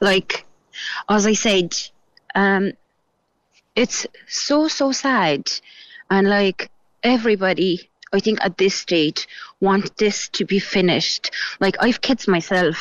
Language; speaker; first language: English; non-native, fluent; Polish